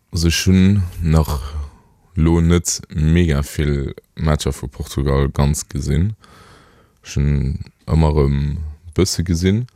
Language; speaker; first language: Luxembourgish; native; Luxembourgish